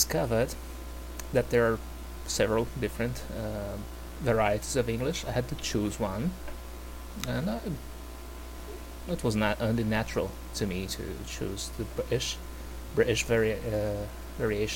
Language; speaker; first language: English; non-native, fluent; Portuguese